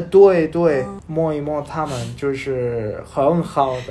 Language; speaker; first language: Chinese; non-native, learner; Spanish